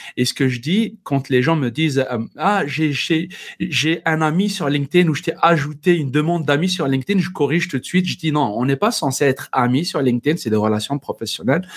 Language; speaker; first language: French; non-native, local second language; Kabyle